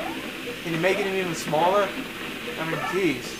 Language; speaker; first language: English; native; English